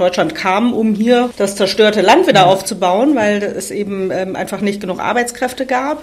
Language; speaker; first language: German; native; German